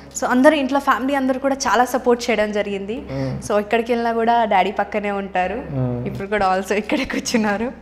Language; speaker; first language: Telugu; early bilingual, other home language; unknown